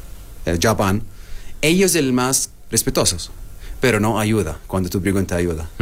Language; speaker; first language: Spanish; non-native, learner; Arabic